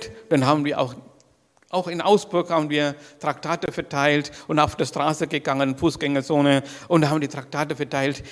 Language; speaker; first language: German; non-native, learner; Sinhala